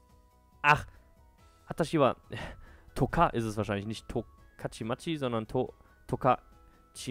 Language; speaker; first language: German; native; German